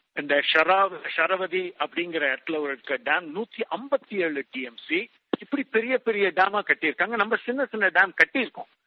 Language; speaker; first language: Tamil; native; Tamil